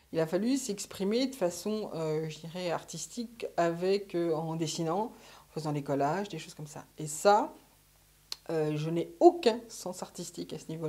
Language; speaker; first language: French; native; French